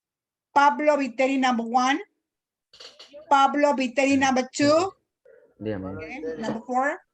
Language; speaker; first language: English; non-native, fluent; Spanish